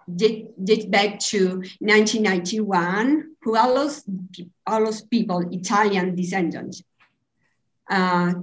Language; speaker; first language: English; non-native, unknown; Italian